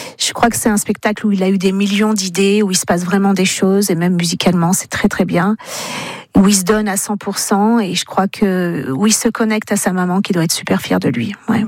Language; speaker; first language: French; native; French